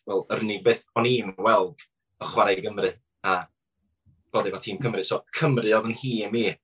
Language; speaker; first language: Welsh; native; Welsh